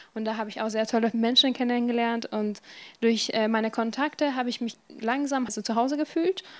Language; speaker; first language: German; non-native, fluent; Persian